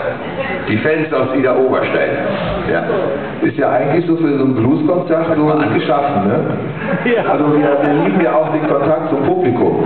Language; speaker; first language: German; native; German